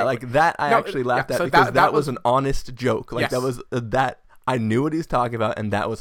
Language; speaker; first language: English; native; English